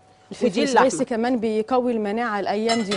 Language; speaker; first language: Arabic; native; Arabic